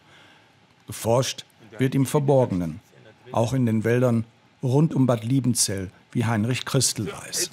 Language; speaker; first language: German; native; German